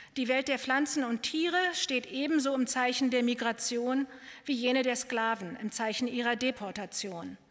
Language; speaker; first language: German; native; German